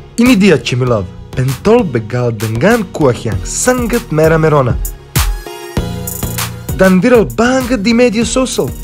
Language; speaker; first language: Indonesian; non-native, fluent; Serbian